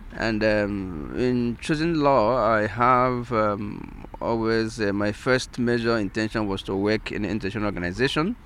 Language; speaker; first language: English; non-native, local second language; Igbo